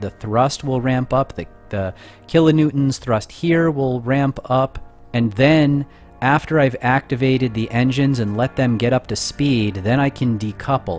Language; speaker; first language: English; native; English